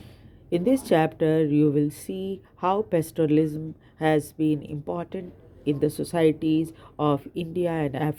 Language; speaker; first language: English; non-native, local second language; Hindi